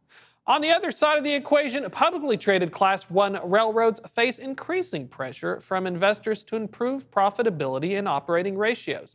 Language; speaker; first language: English; native; English